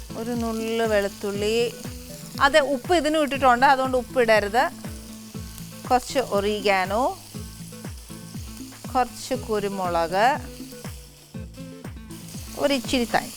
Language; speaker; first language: Malayalam; native; Malayalam